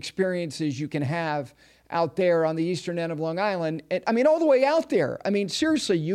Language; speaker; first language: English; native; English